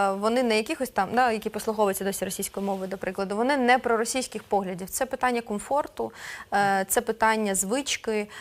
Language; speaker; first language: Ukrainian; non-native, local second language; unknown